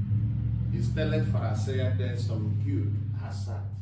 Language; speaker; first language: Swedish; non-native, fluent; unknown